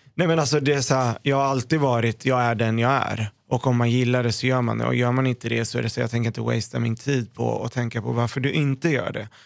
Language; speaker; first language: Swedish; early bilingual, other home language; Arabic